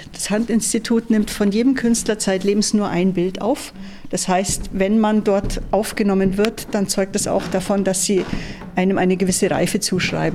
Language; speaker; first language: German; native; German